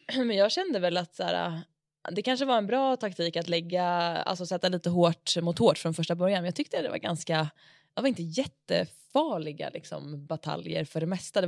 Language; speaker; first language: Swedish; native; Swedish